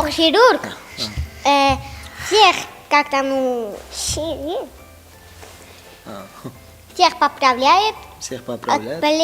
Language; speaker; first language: Russian; non-native, local second language; Tajik